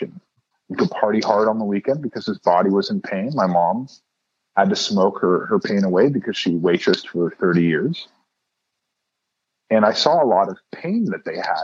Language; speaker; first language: English; native; English